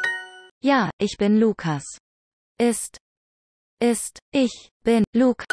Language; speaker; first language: German; non-native, learner; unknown